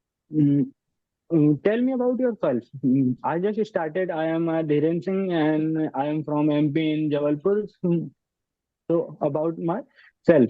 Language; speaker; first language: English; non-native, learner; Hindi